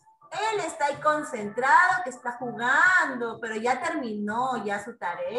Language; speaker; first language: Spanish; native; Spanish